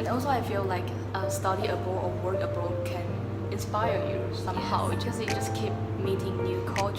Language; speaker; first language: English; non-native, fluent; Chinese